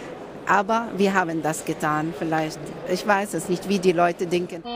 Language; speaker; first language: German; non-native, fluent; Arabic